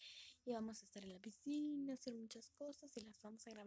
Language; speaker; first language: Spanish; native; Spanish